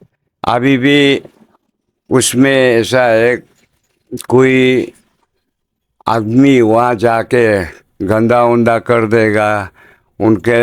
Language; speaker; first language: Hindi; non-native, local second language; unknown